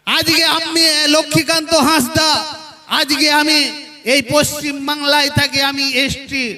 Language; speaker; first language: Bangla; non-native, local second language; Santali